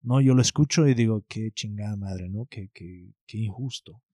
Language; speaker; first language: Spanish; early bilingual, heritage; Spanish